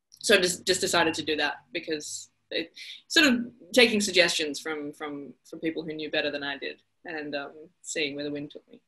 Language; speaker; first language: English; native; English